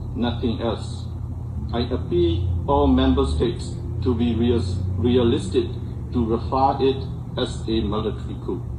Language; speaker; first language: English; non-native, fluent; Burmese